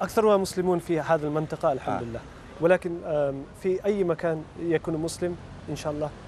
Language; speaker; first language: Arabic; non-native, learner; Urdu